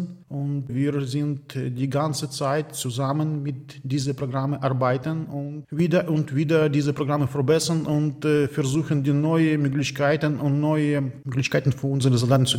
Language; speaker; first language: German; non-native, learner; Ukrainian